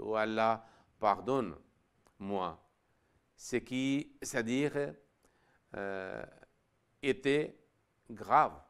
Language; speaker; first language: French; non-native, local second language; Wolof